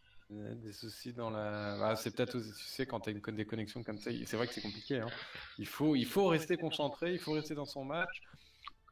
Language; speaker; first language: French; native; French